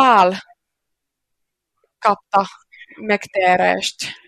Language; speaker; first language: Hungarian; non-native, learner; Finnish